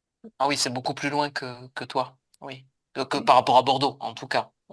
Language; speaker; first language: French; native; French